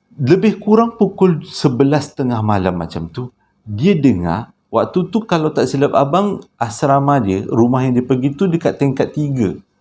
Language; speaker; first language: Malay; native; Malay